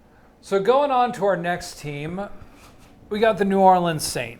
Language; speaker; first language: English; native; English